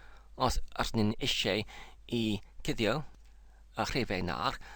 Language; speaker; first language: Welsh; non-native, learner; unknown